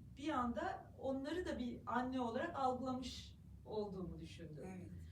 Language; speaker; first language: Turkish; native; Turkish